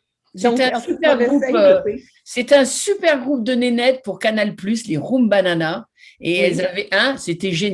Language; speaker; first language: French; native; French